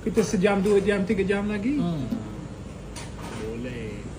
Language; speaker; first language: Malay; native; Malay